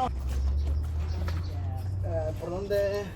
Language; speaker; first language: Spanish; non-native, learner; English